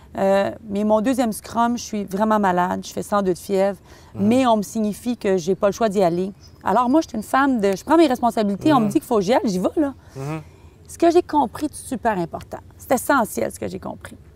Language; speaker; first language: French; native; French